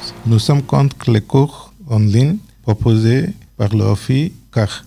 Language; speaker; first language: French; non-native, learner; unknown